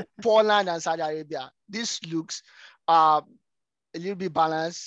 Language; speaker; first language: English; non-native, local second language; Yoruba